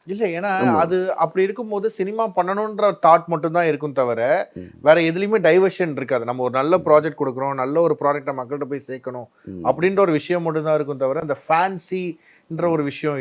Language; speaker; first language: Tamil; native; Tamil